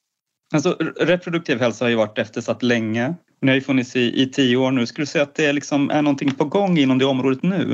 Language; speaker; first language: Swedish; native; Swedish